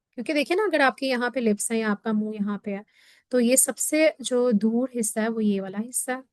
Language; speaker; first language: Urdu; native; Urdu